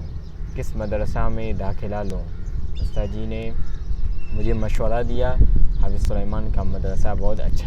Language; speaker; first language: Hindi; non-native, learner; Burmese